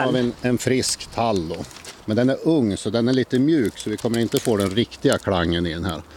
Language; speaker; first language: Swedish; native; Swedish